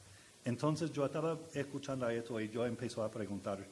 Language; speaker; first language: Spanish; non-native, learner; English